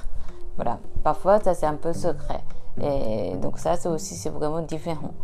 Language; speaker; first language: French; non-native, learner; Japanese